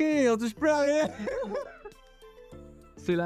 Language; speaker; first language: French; native; French